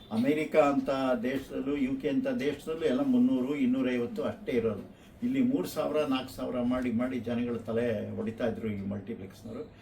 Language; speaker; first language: Kannada; native; Kannada